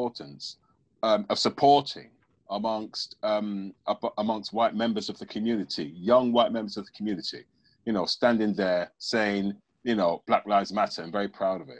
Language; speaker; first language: English; native; English